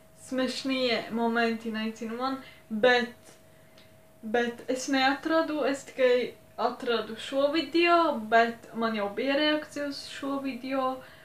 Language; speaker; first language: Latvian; non-native, local second language; Russian